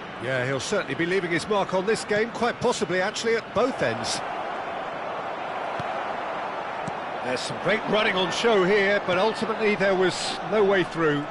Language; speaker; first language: English; native; English